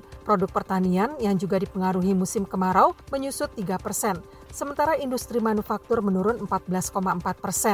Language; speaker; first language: Indonesian; native; Indonesian